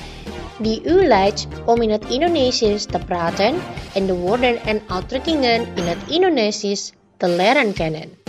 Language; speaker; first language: Dutch; non-native, learner; Indonesian